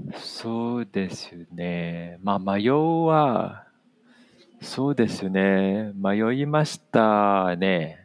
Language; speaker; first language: Japanese; non-native, fluent; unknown